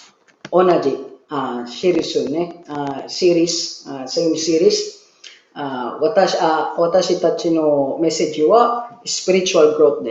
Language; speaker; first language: Japanese; non-native, learner; Filipino